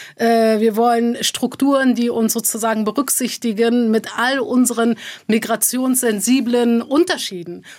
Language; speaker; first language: German; early bilingual, other home language; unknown